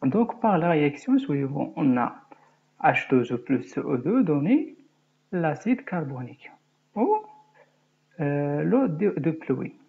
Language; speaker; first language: French; non-native, local second language; Arabic